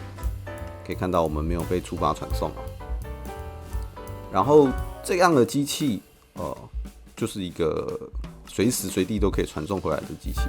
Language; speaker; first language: Chinese; native; Chinese